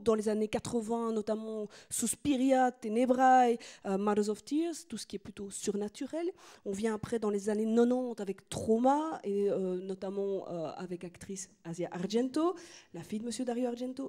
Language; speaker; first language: French; native; French